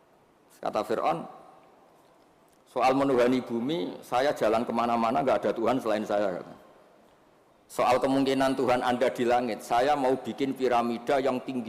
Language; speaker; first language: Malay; non-native, local second language; Javanese